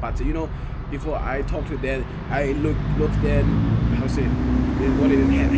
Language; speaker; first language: English; non-native, learner; Chinese